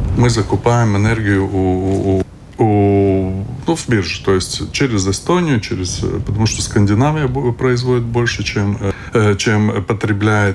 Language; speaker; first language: Russian; non-native, local second language; Latvian